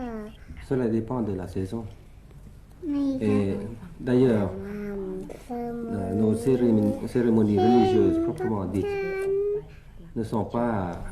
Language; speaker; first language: French; early bilingual, other home language; Thai